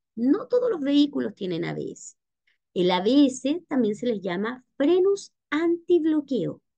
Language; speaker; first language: Spanish; native; Spanish